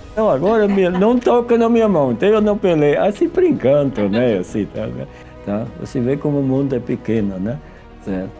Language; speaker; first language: Portuguese; non-native, fluent; Swiss German